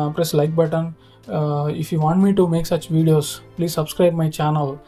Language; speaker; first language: English; non-native, local second language; Telugu